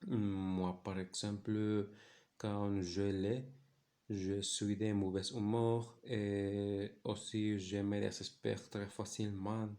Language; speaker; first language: French; non-native, learner; Spanish